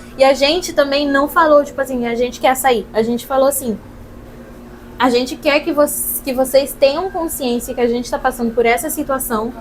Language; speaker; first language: Portuguese; non-native, local second language; Kabuverdianu